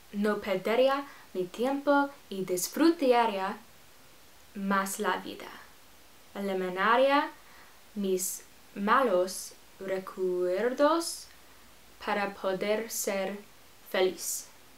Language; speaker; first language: Spanish; non-native, learner; English